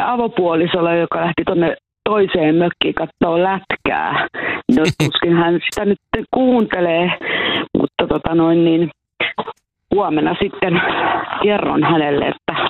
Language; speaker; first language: Finnish; native; Finnish